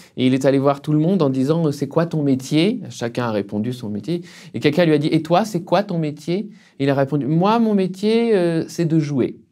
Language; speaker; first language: French; native; French